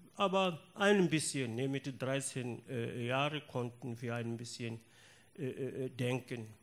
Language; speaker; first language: German; non-native, learner; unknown